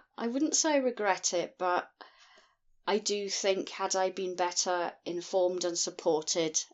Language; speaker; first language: English; native; English